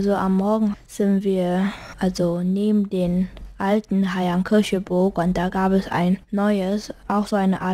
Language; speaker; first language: German; early bilingual, heritage; German